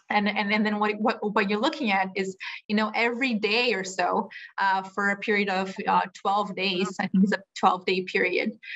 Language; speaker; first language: English; non-native, fluent; Portuguese